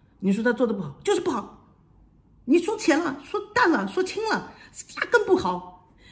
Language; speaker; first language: Chinese; native; Chinese